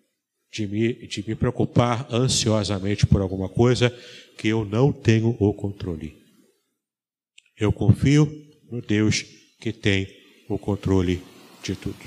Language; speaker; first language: Portuguese; native; Portuguese